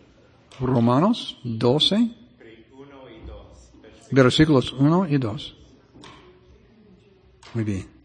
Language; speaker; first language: Spanish; non-native, fluent; English